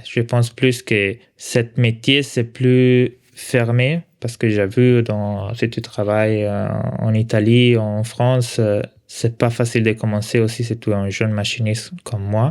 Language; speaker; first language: French; non-native, local second language; Italian